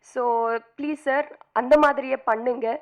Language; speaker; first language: Tamil; non-native, fluent; Telugu